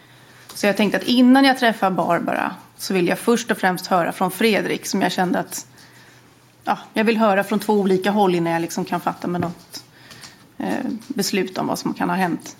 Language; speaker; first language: Swedish; native; Swedish